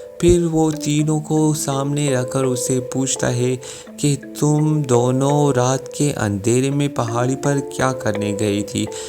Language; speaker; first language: Urdu; native; Urdu